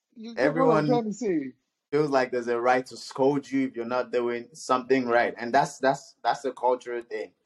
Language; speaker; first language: English; non-native, local second language; Yoruba